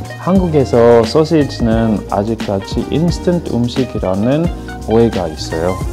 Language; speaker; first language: Korean; non-native, fluent; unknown